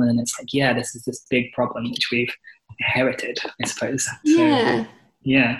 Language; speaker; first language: English; native; English